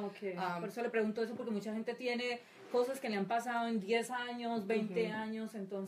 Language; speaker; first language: Spanish; native; Spanish